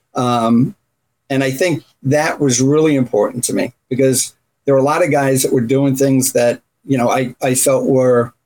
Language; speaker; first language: English; native; English